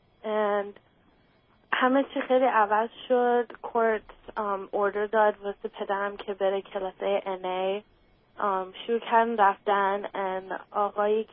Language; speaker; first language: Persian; early bilingual, other home language; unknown